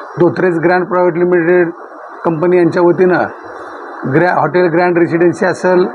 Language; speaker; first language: Marathi; native; Marathi